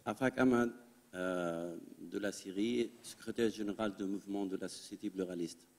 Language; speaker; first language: French; non-native, fluent; Arabic